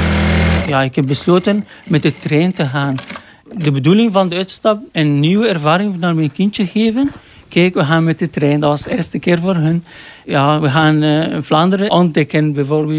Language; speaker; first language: Dutch; non-native, learner; Arabic